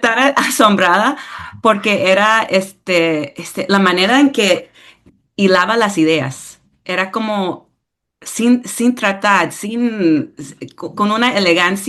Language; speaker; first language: Spanish; early bilingual, heritage; English